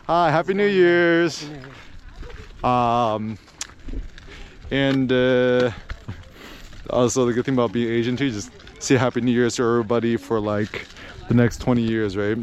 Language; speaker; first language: English; early bilingual, other home language; Korean